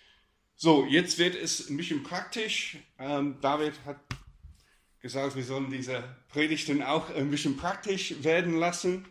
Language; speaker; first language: German; non-native, fluent; English